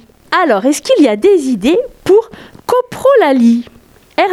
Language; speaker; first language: French; native; French